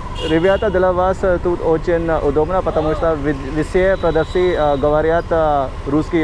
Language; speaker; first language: Russian; non-native, learner; Hindi